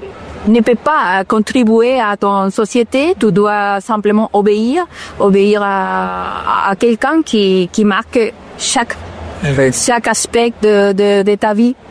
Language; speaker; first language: French; non-native, fluent; Spanish